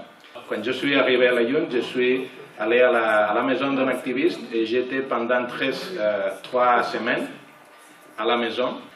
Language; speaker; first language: French; non-native, learner; Catalan